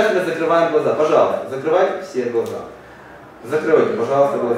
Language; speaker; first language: Russian; native; Russian